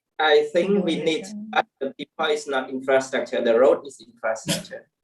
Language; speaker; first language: English; non-native, learner; Khmer